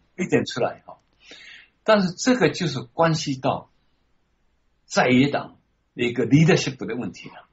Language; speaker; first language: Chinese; non-native, local second language; Min Nan Chinese